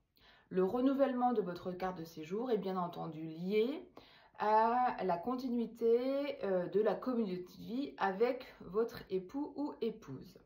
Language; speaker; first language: French; native; French